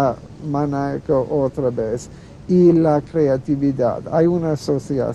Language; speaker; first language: Spanish; non-native, fluent; English